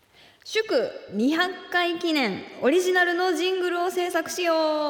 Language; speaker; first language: Japanese; native; Japanese